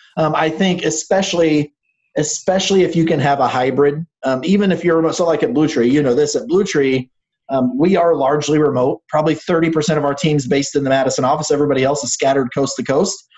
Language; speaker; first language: English; native; English